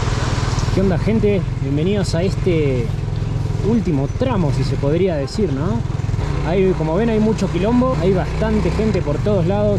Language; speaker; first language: Spanish; native; Spanish